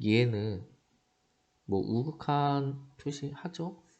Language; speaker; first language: Korean; native; Korean